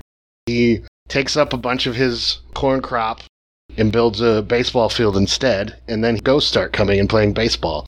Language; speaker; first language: English; native; English